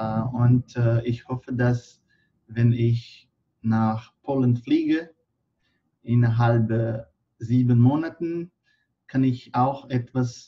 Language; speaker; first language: German; non-native, fluent; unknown